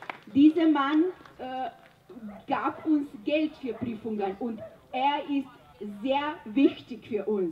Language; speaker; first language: German; non-native, learner; Slovenian